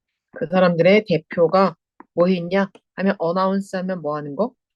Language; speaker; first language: Korean; native; Korean